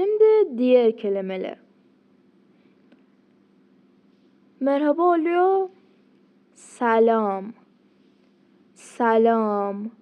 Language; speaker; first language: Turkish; non-native, fluent; Persian